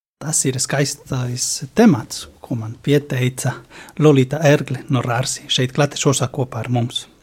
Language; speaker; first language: Latvian; non-native, fluent; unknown